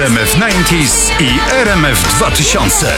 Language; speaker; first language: Polish; native; Polish